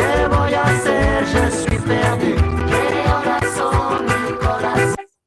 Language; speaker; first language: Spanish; non-native, fluent; Portuguese